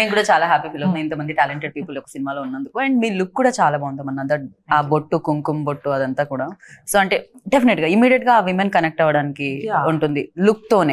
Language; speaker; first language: Telugu; native; Telugu